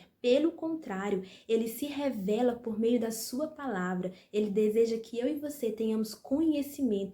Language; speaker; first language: Portuguese; native; Portuguese